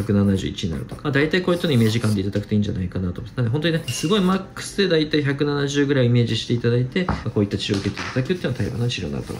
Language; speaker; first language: Japanese; native; Japanese